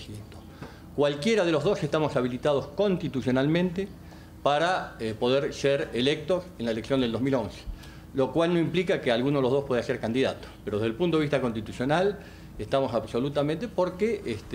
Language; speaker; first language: Spanish; native; Spanish